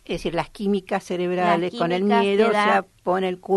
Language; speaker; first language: Spanish; native; Spanish